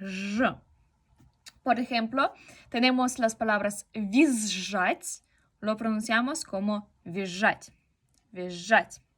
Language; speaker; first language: Spanish; non-native, fluent; Russian